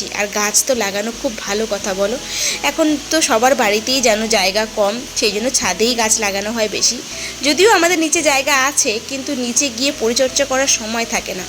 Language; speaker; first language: Bangla; native; Bangla